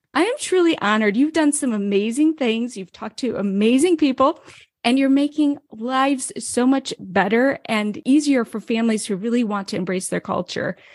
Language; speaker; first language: English; native; English